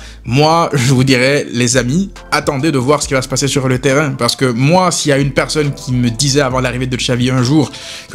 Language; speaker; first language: French; native; French